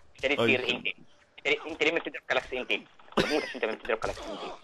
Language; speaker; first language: Arabic; native; Arabic